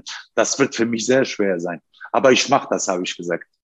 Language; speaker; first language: German; non-native, learner; Turkish